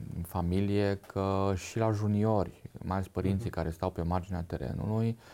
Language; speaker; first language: Romanian; non-native, local second language; Hungarian